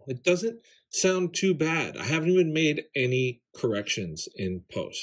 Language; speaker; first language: English; native; English